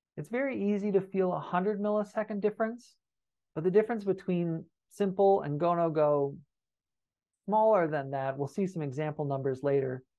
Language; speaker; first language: English; native; English